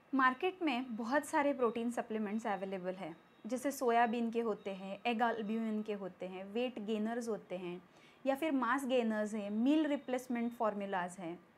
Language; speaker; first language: Hindi; non-native, local second language; Marathi